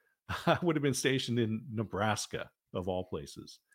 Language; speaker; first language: English; native; English